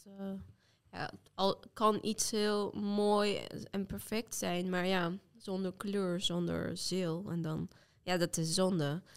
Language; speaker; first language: Dutch; non-native, fluent; Azerbaijani